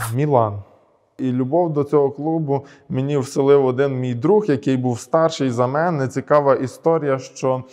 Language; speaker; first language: Ukrainian; early bilingual, heritage; Ukrainian